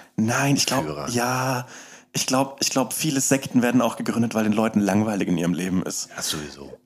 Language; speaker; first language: German; native; German